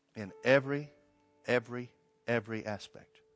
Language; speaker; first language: English; native; English